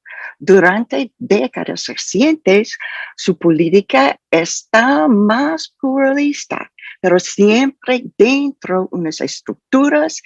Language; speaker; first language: Spanish; non-native, fluent; English